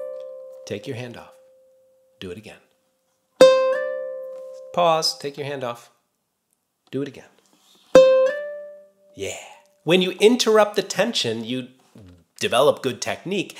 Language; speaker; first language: English; native; English